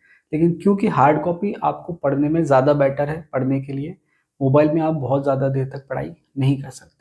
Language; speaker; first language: Hindi; native; Hindi